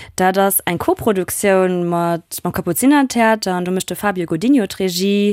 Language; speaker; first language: Luxembourgish; non-native, local second language; German